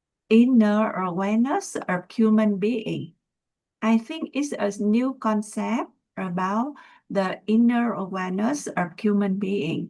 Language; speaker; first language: English; non-native, learner; Vietnamese